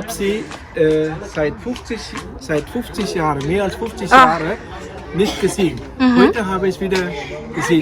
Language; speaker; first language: German; non-native, fluent; Tamil